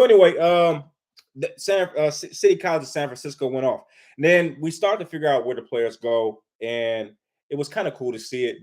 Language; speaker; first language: English; native; English